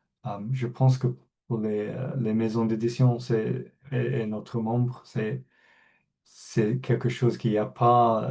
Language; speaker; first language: French; non-native, fluent; English